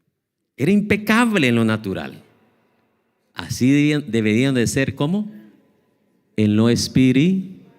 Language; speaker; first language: Spanish; native; Spanish